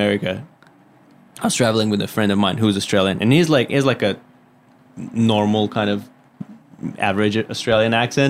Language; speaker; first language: English; non-native, local second language; Russian